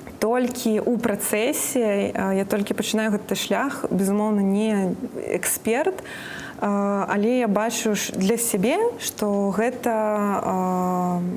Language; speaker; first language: Belarusian; native; Belarusian